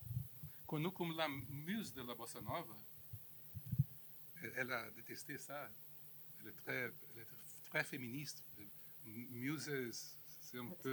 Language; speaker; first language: French; non-native, fluent; Portuguese